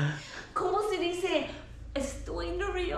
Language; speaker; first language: Spanish; non-native, learner; English